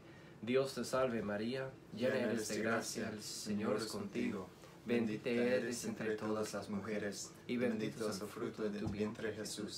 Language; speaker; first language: Spanish; early bilingual, heritage; Spanish